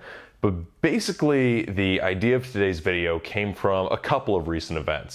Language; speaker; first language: English; native; English